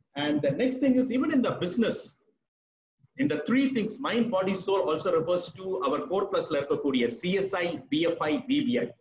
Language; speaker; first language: English; non-native, local second language; Tamil